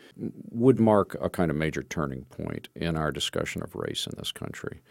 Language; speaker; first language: English; native; English